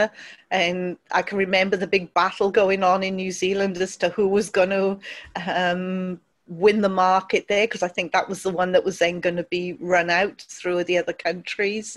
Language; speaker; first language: English; native; English